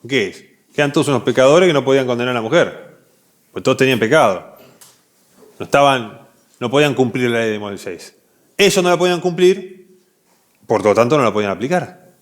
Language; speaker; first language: Spanish; native; Spanish